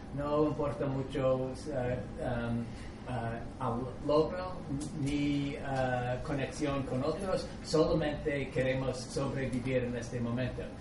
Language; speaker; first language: Spanish; non-native, fluent; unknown